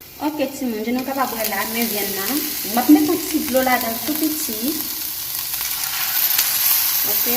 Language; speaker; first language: French; early bilingual, heritage; Haitian Creole